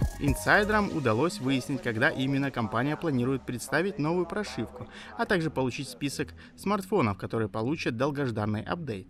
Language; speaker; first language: Russian; native; Russian